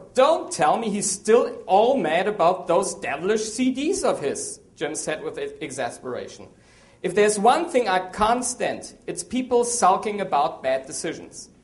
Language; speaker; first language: English; non-native, fluent; German